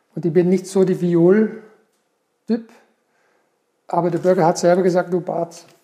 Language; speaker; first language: German; non-native, fluent; Dutch